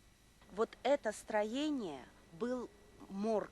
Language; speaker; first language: Russian; native; Russian